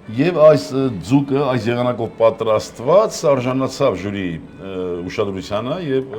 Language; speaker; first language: Armenian; native; Armenian